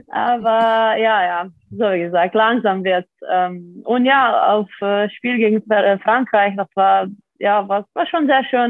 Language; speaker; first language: German; non-native, fluent; Slovenian